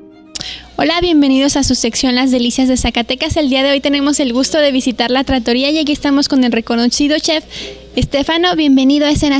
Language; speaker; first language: Spanish; native; Spanish